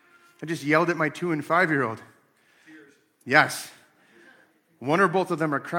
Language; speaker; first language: English; native; English